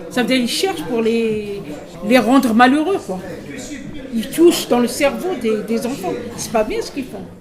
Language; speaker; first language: French; early bilingual, other home language; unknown